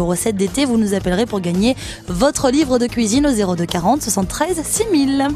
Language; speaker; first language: French; native; French